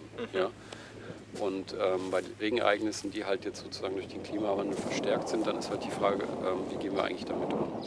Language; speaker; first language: German; native; German